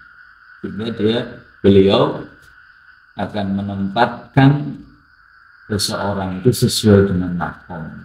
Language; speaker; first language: Indonesian; native; Indonesian